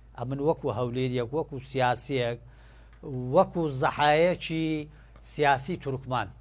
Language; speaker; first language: Central Kurdish; non-native, local second language; Turkish